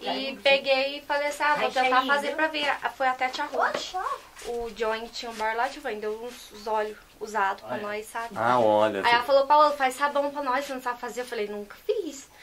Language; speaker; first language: Portuguese; native; Portuguese